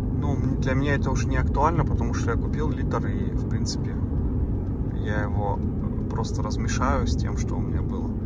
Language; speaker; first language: Russian; native; Russian